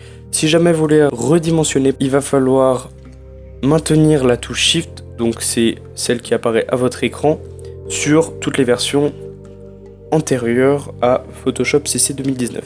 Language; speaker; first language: French; native; French